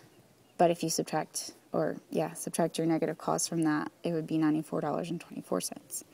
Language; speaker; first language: English; native; English